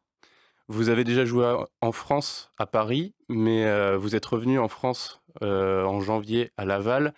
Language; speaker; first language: French; native; French